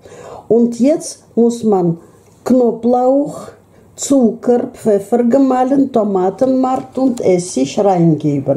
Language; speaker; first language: German; non-native, fluent; Russian